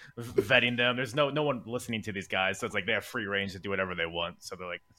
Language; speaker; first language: English; native; English